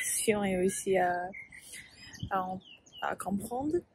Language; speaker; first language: French; non-native, learner; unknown